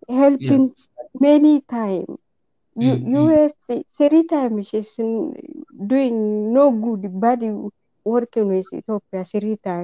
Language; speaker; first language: English; non-native, learner; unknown